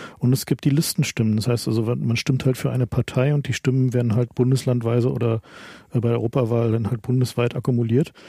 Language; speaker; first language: German; native; German